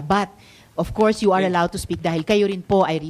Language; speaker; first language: Filipino; native; Filipino